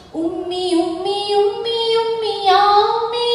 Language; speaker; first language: Arabic; non-native, learner; Malayalam